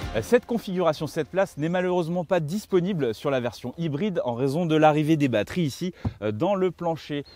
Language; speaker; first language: French; native; French